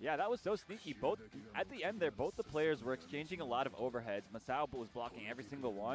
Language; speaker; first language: English; native; English